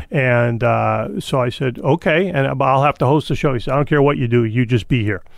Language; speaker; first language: English; native; English